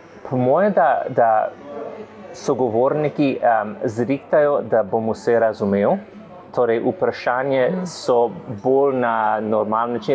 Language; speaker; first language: Slovenian; non-native, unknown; English